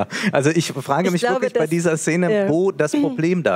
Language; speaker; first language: German; native; German